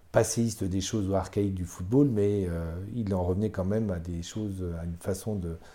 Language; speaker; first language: French; native; French